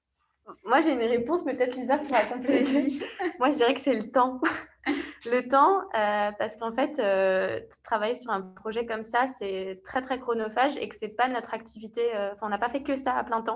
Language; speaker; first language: French; native; French